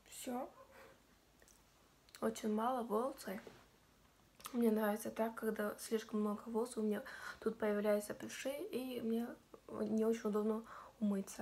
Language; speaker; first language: Russian; non-native, local second language; Kazakh